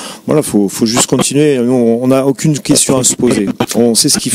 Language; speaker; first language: French; native; French